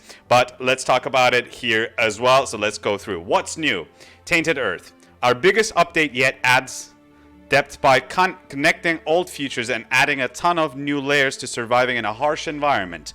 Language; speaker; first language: English; non-native, fluent; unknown